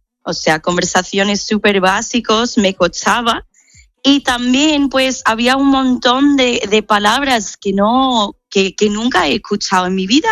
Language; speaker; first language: Spanish; non-native, fluent; English